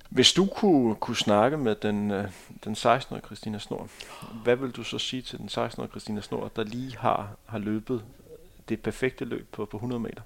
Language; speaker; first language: Danish; native; Danish